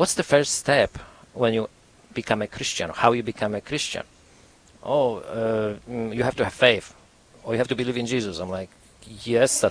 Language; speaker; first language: English; non-native, fluent; Polish